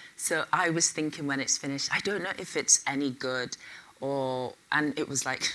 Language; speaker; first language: English; native; English